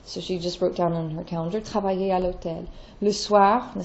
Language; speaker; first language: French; non-native, fluent; English